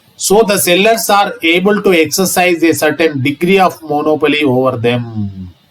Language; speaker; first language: English; non-native, local second language; Telugu